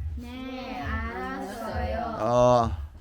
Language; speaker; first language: Korean; non-native, learner; Cebuano